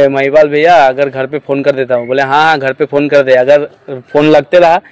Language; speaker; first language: Hindi; non-native, local second language; Bangla